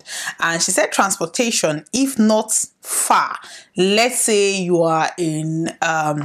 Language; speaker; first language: English; non-native, local second language; Igbo